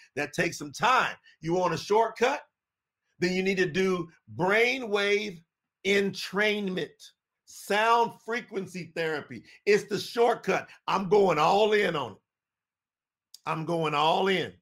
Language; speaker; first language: English; native; English